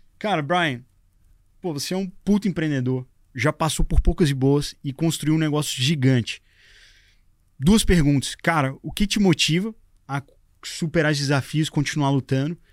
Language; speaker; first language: Portuguese; native; Portuguese